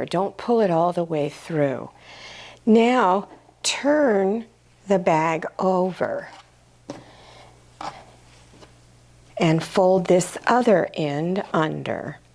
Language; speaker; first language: English; native; English